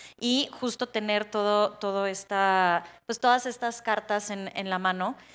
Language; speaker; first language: Spanish; native; Spanish